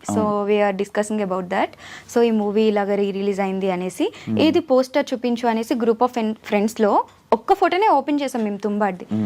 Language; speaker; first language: Telugu; native; Telugu